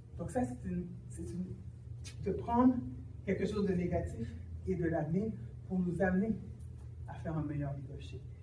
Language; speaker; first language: French; early bilingual, other home language; Haitian Creole